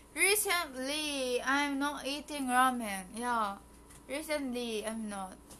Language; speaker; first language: English; early bilingual, other home language; Japanese